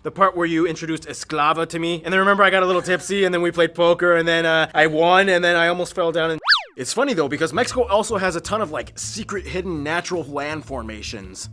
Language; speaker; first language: English; native; English